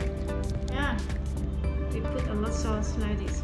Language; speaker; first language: English; non-native, learner; Thai